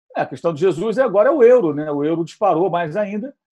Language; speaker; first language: Portuguese; native; Portuguese